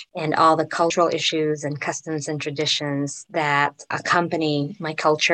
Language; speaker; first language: English; non-native, local second language; Filipino